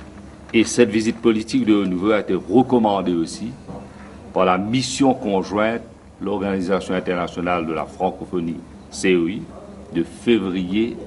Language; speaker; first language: French; non-native, local second language; Morisyen